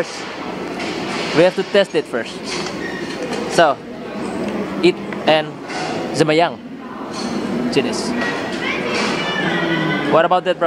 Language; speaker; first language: English; non-native, learner; Indonesian